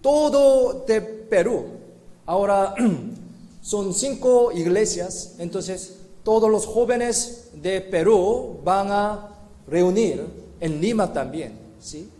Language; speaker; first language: Spanish; non-native, fluent; Korean